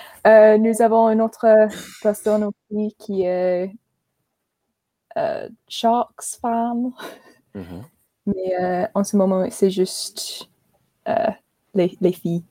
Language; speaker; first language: French; non-native, learner; English